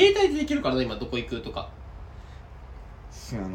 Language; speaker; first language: Japanese; native; Japanese